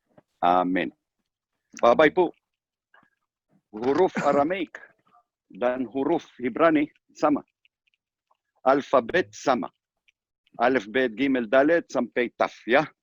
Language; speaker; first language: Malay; non-native, learner; Hebrew